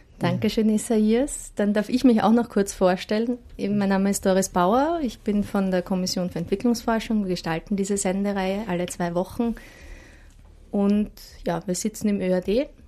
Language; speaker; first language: German; native; German